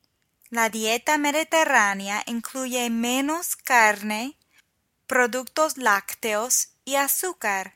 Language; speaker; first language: Spanish; non-native, fluent; English